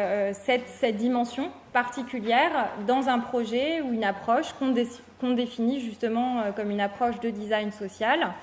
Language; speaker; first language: French; native; French